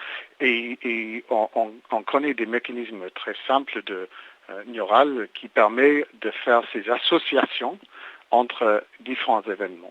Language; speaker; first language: French; native; French